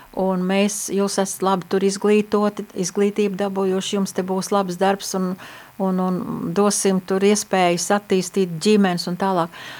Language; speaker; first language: Latvian; native; Latvian